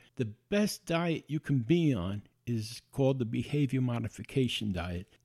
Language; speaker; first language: English; native; English